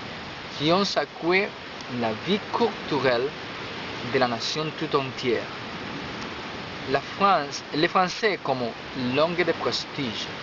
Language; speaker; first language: French; non-native, learner; Spanish